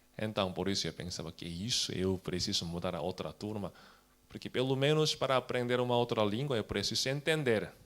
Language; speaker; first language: Portuguese; non-native, fluent; Korean